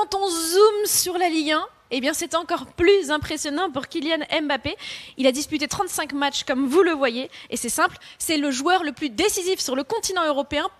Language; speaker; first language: French; native; French